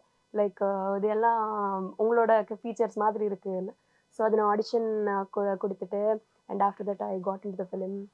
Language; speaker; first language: Tamil; non-native, learner; Telugu